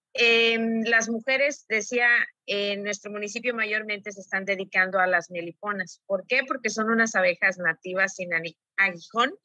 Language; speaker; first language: Spanish; native; Spanish